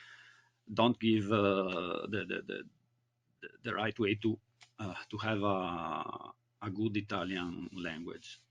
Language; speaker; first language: English; non-native, learner; Italian